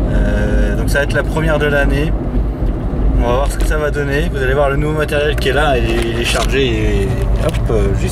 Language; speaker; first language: French; native; French